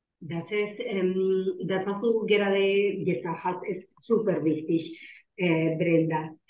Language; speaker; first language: German; non-native, learner; Spanish